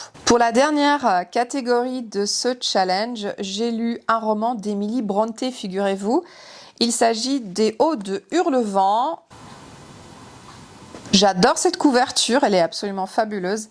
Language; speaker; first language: French; native; French